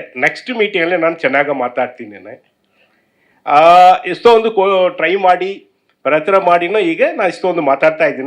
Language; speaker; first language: Kannada; non-native, learner; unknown